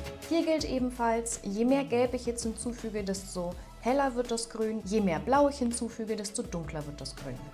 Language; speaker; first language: German; native; German